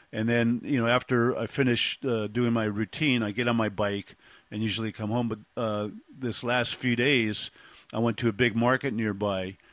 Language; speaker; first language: English; native; English